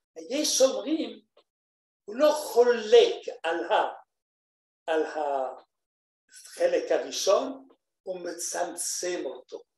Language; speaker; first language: Hebrew; non-native, fluent; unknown